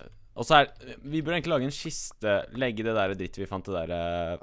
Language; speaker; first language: Norwegian; native; Norwegian